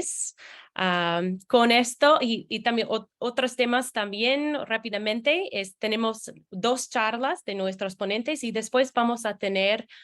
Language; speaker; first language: Spanish; non-native, fluent; English